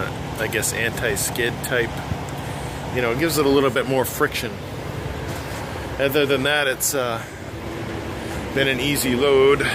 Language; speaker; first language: English; native; English